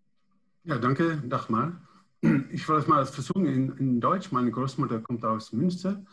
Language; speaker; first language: German; non-native, learner; Dutch